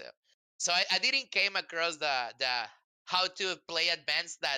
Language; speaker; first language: English; non-native, fluent; Spanish